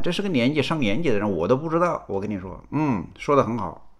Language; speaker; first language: Chinese; native; Chinese